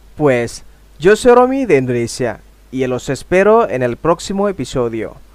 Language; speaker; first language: Spanish; non-native, fluent; Indonesian